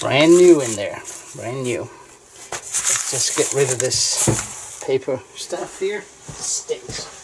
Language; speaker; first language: English; non-native, fluent; Danish